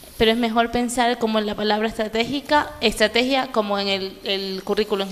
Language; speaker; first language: Spanish; native; Spanish